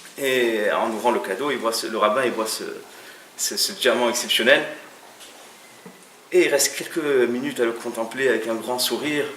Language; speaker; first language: French; native; French